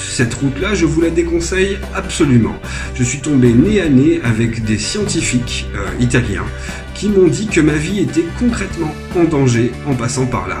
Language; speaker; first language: French; native; French